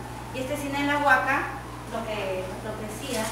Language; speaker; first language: Spanish; native; Spanish